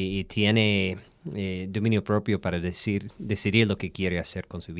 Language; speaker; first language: Spanish; non-native, fluent; English